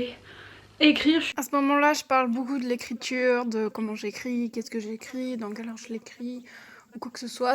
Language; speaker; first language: French; native; French